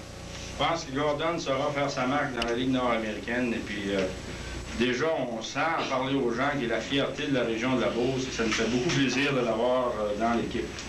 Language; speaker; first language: French; native; French